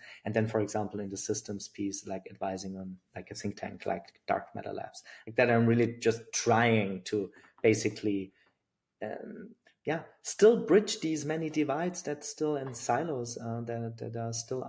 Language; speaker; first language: English; non-native, fluent; German